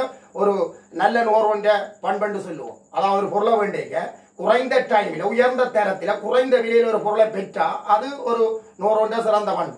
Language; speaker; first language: Tamil; native; Tamil